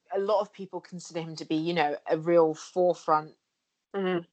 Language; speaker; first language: English; native; English